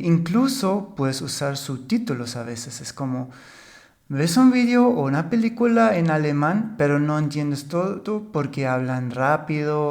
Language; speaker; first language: Spanish; non-native, fluent; German